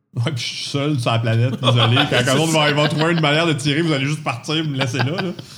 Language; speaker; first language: French; native; French